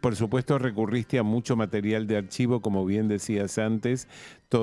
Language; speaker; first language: Spanish; native; Spanish